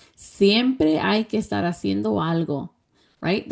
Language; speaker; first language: Spanish; early bilingual, heritage; Spanish